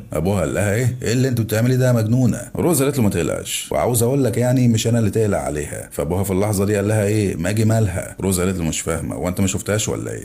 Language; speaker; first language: Arabic; native; Arabic